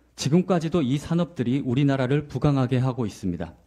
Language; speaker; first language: Korean; native; Korean